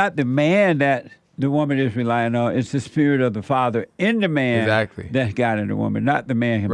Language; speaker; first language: English; native; English